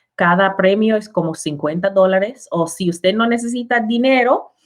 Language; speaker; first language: Spanish; non-native, learner; English